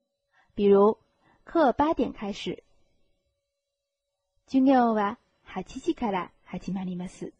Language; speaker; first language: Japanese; non-native, fluent; Chinese